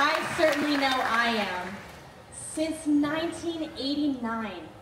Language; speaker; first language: English; native; English